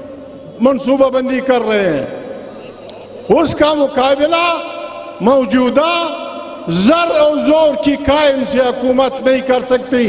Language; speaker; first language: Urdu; non-native, local second language; Pashto